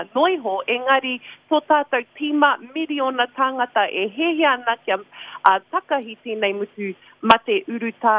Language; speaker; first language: Māori; non-native, local second language; English